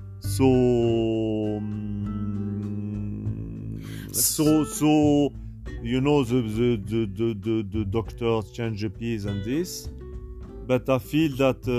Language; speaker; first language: English; non-native, learner; French